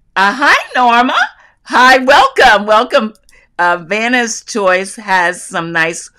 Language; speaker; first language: English; native; English